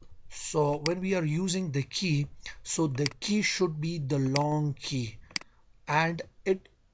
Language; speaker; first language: English; non-native, fluent; Persian